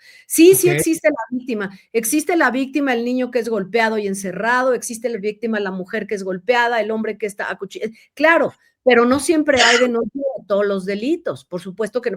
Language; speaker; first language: Spanish; native; Spanish